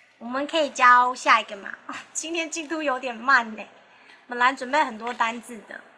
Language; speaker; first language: Chinese; early bilingual, heritage; Chinese